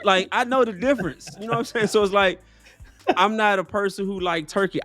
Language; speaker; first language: English; native; English